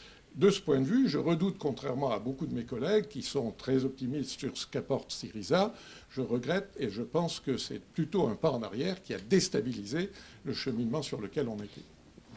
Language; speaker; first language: French; native; French